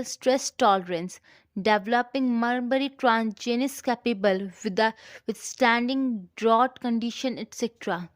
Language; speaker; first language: English; non-native, local second language; Hindi